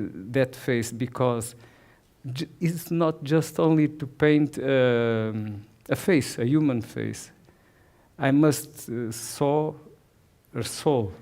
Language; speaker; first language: English; non-native, learner; Portuguese